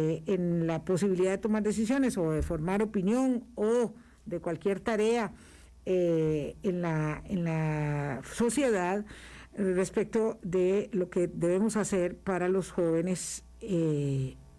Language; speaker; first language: Spanish; native; Spanish